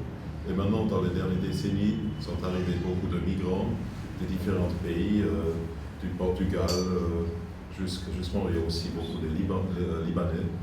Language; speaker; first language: French; non-native, fluent; German